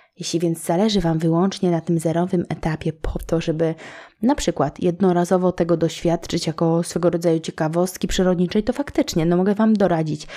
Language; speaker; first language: Polish; native; Polish